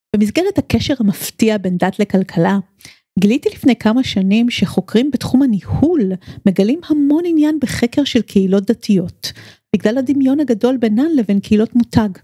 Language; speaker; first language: Hebrew; native; Hebrew